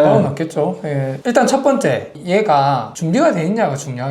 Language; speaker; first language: Korean; native; Korean